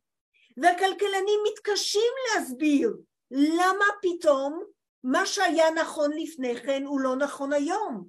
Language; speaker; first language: Hebrew; non-native, fluent; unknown